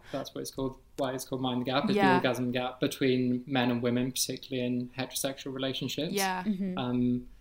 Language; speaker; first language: English; native; English